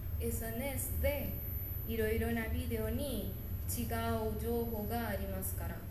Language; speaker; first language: Japanese; non-native, learner; Spanish